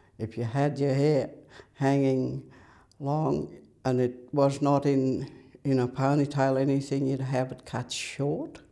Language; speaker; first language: English; native; English